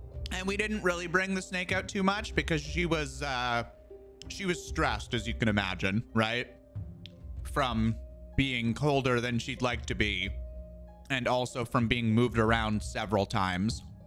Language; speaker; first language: English; native; English